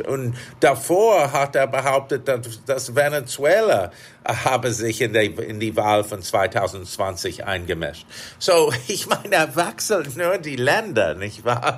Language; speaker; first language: German; non-native, fluent; English